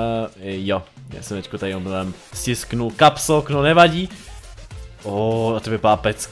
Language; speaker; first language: Czech; native; Czech